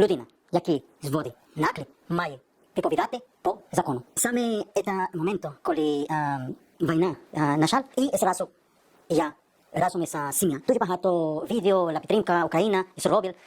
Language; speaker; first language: Ukrainian; non-native, learner; Spanish